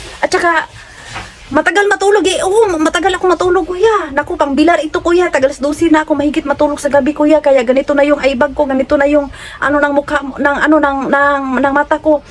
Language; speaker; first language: Filipino; non-native, local second language; Hiligaynon